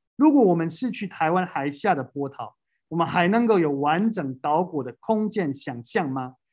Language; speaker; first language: Chinese; non-native, fluent; English